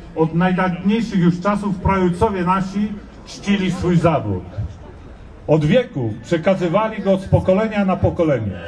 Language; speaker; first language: Polish; native; Polish